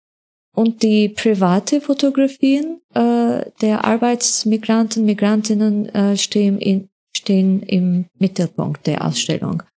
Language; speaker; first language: German; non-native, fluent; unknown